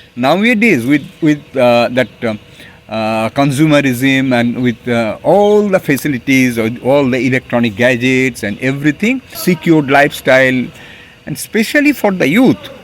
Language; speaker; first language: English; non-native, local second language; Bangla